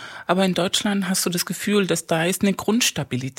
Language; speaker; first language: German; non-native, fluent; Spanish